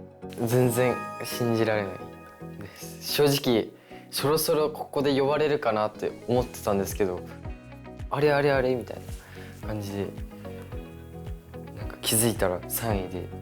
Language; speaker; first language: Japanese; native; Japanese